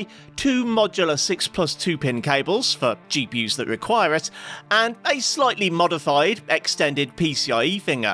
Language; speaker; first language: English; native; English